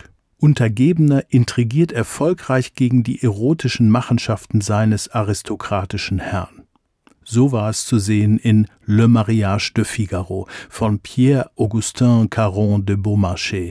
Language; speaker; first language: German; native; German